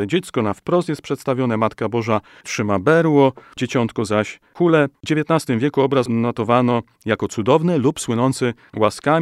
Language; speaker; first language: Polish; native; Polish